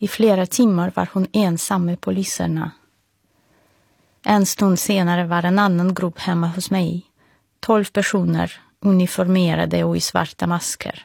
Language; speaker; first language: Swedish; non-native, fluent; Russian